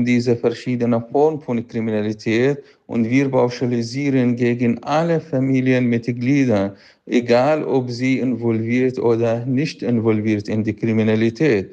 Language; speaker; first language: German; non-native, fluent; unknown